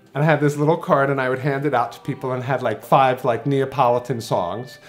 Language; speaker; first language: English; native; English